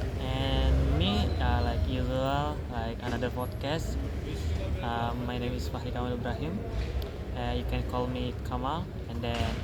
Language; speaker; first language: English; non-native, learner; Indonesian